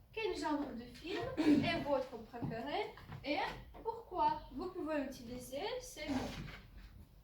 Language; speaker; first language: French; non-native, fluent; Ukrainian